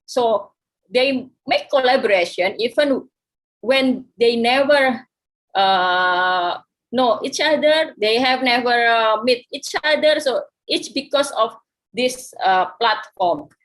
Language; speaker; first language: English; non-native, fluent; Indonesian